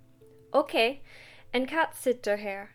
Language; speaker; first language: Norwegian; non-native, learner; English